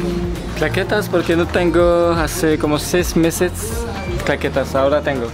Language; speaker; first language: Spanish; non-native, learner; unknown